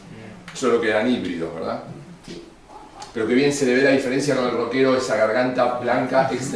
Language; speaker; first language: Spanish; native; Spanish